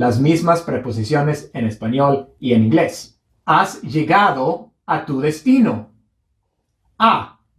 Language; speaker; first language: Spanish; non-native, fluent; English